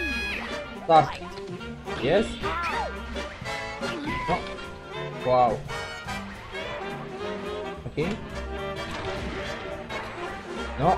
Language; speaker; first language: English; non-native, learner; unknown